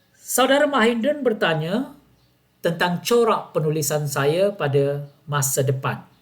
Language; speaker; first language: Malay; non-native, local second language; Tamil